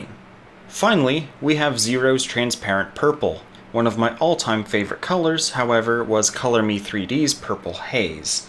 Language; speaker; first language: English; native; English